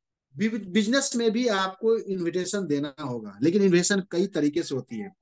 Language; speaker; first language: Hindi; native; Hindi